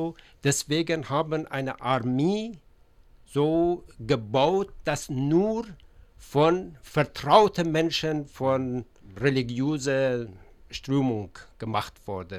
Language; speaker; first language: German; non-native, learner; Persian